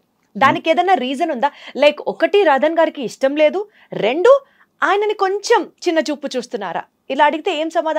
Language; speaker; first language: Telugu; native; Telugu